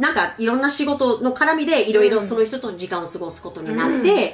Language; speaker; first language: Japanese; non-native, fluent; English